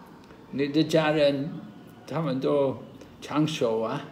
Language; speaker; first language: Chinese; non-native, learner; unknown